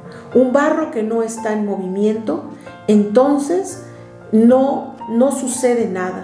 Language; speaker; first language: Spanish; native; Spanish